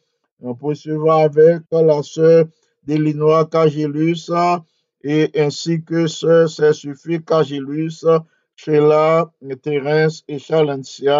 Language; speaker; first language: French; non-native, local second language; Haitian Creole